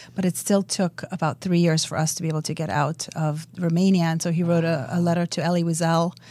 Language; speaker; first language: English; early bilingual, other home language; Romanian